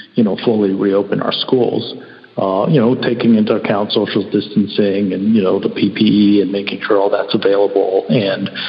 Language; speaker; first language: English; early bilingual, other home language; Spanish